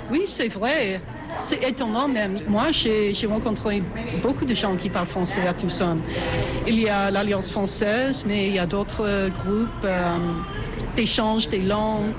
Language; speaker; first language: French; non-native, fluent; English